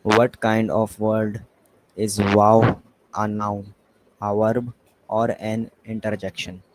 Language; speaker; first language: English; non-native, learner; Urdu